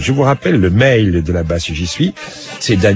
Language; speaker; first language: French; native; French